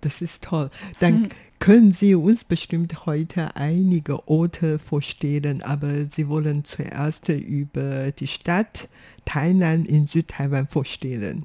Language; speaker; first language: German; non-native, fluent; Chinese